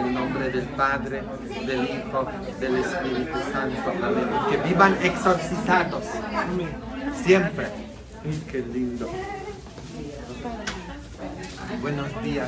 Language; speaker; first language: Spanish; non-native, fluent; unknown